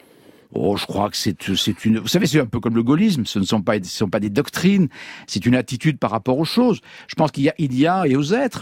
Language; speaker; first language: French; native; French